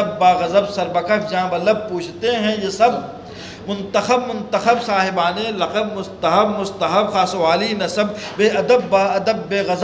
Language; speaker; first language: Urdu; native; Urdu